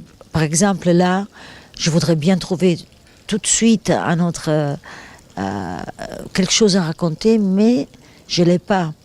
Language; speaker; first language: French; non-native, fluent; Italian